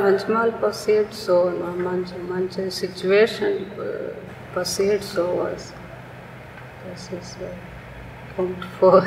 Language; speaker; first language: German; non-native, learner; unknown